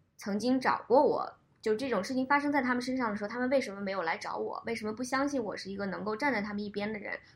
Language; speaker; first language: Chinese; native; Chinese